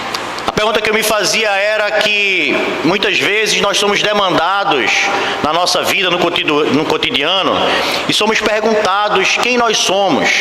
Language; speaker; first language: Portuguese; native; Portuguese